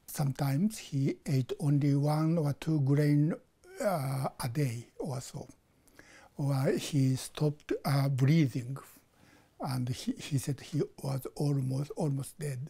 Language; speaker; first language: English; non-native, fluent; Japanese